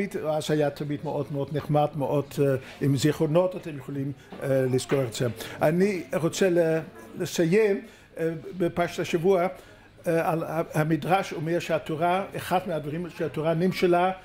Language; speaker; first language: Hebrew; non-native, fluent; Dutch